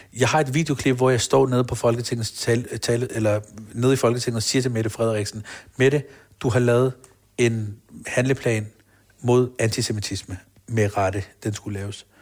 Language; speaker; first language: Danish; early bilingual, other home language; Urdu